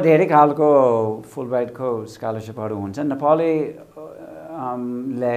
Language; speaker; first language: Nepali; non-native, fluent; English